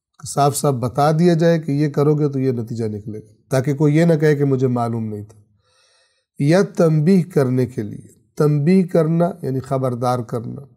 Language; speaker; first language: Urdu; native; Urdu